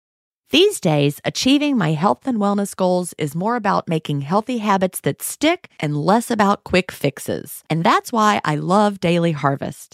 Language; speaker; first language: English; native; English